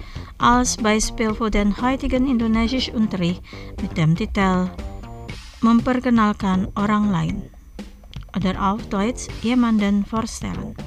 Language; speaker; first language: German; non-native, fluent; Indonesian